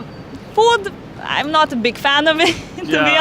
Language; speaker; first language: English; non-native, fluent; Lithuanian